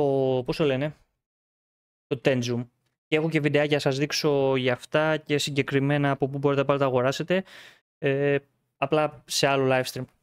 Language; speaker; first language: Greek; native; Greek